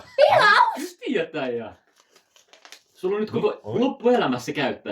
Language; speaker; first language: Finnish; native; Finnish